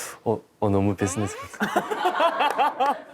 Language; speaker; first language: Korean; non-native, fluent; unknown